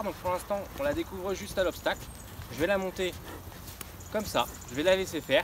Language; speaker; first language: French; native; French